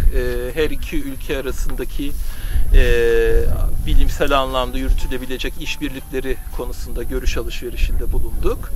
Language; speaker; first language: Turkish; native; Turkish